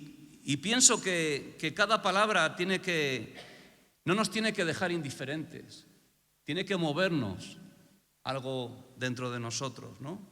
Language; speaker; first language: Spanish; native; Spanish